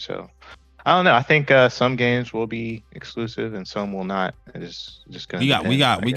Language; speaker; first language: English; native; English